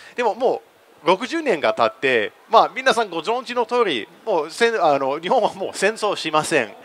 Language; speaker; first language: Japanese; non-native, fluent; English